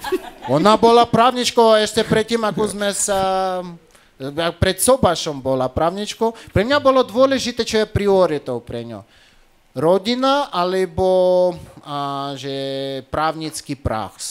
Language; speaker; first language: Slovak; non-native, fluent; Russian